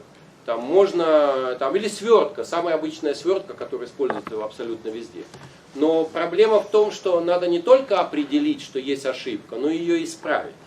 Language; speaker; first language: Russian; native; Russian